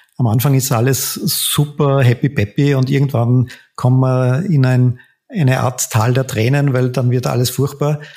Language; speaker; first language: German; native; German